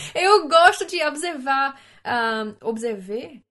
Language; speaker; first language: Portuguese; non-native, learner; English